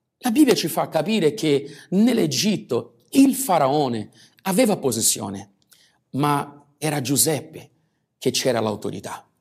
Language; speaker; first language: Italian; non-native, fluent; Portuguese